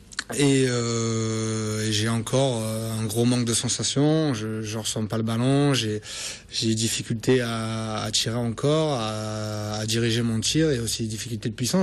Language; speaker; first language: French; native; French